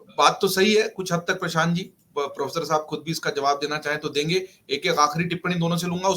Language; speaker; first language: Hindi; native; Hindi